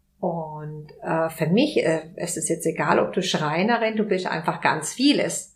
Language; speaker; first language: German; non-native, fluent; Spanish